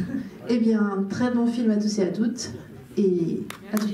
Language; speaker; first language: French; native; French